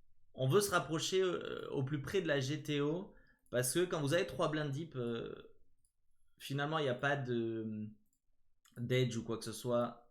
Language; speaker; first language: French; native; French